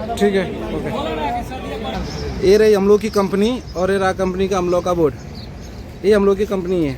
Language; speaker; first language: Hindi; native; Hindi